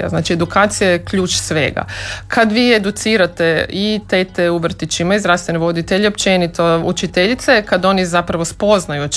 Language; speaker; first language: Serbian; native; Serbian